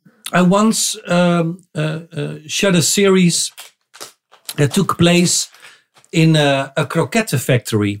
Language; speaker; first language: English; non-native, fluent; Dutch